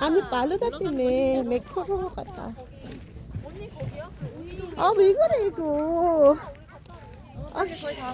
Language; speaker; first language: Korean; non-native, learner; Filipino